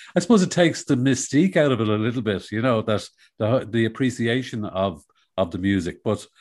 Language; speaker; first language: English; native; English